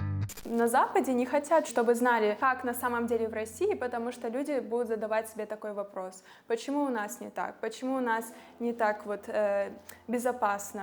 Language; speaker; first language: Russian; non-native, fluent; English